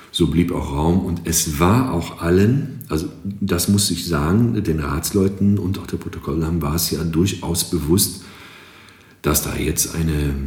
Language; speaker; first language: German; non-native, fluent; Greek